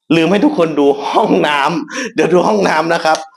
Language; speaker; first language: Thai; native; Thai